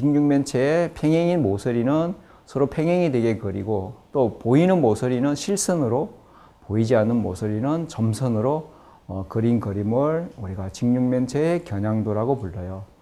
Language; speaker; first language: Korean; native; Korean